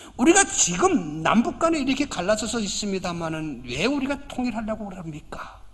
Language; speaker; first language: Korean; native; Korean